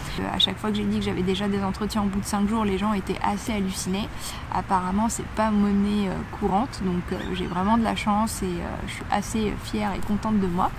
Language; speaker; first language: French; native; French